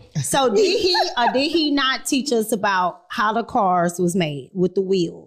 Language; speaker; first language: English; native; English